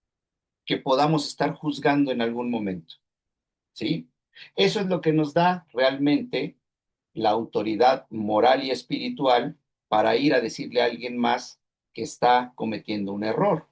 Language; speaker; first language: Spanish; native; Spanish